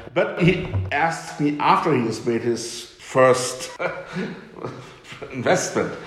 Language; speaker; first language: English; non-native, fluent; German